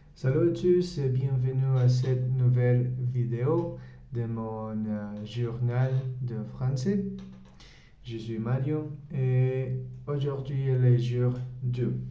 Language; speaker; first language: French; non-native, learner; Spanish